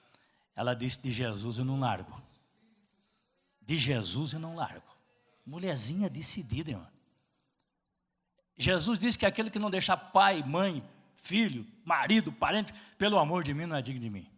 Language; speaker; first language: Portuguese; native; Portuguese